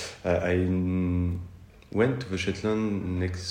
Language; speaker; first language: English; non-native, fluent; French